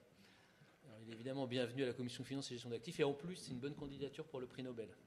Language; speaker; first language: French; native; French